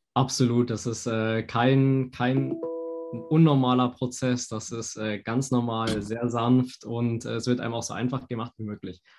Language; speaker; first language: German; native; German